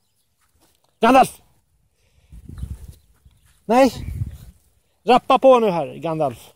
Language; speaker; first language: Swedish; native; Swedish